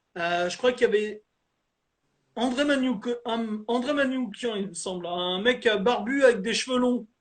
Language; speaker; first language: French; native; French